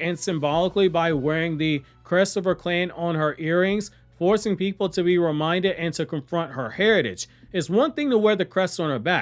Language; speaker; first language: English; native; English